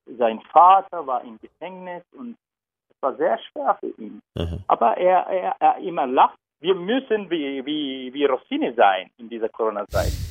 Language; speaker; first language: German; non-native, learner; Turkish